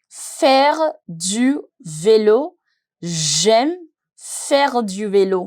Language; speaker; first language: French; non-native, fluent; Hindi